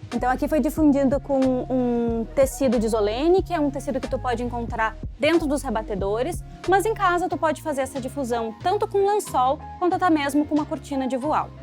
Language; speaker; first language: Portuguese; native; Portuguese